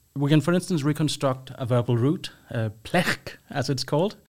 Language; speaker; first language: English; non-native, fluent; Danish